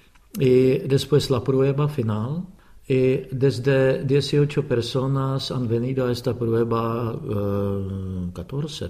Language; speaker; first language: Spanish; non-native, fluent; Czech